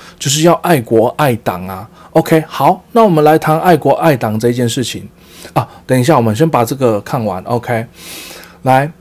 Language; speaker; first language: Chinese; early bilingual, heritage; Chinese